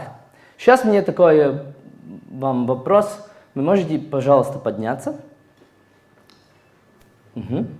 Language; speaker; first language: Russian; non-native, fluent; Latvian